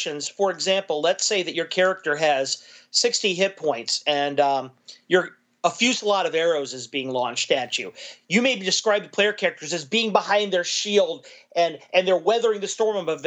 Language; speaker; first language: English; native; English